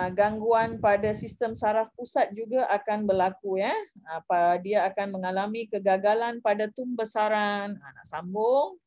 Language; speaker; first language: Malay; non-native, local second language; Tamil